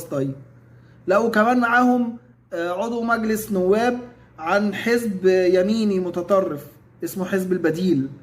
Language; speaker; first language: Arabic; native; Arabic